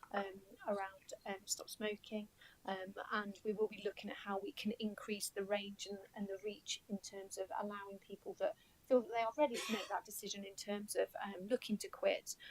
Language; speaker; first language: English; native; English